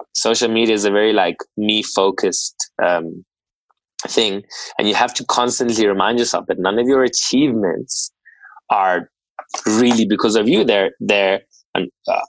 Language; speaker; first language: English; native; English